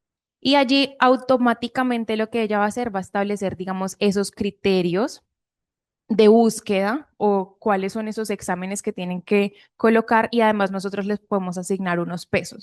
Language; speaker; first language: Spanish; native; Spanish